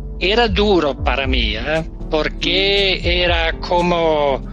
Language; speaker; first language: Spanish; non-native, learner; Danish